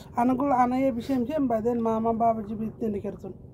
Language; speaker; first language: Arabic; non-native, learner; Nepali